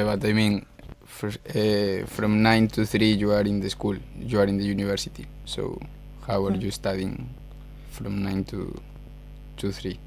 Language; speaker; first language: English; non-native, fluent; Spanish